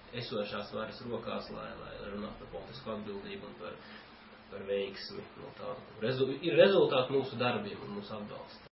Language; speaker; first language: Latvian; native; Latvian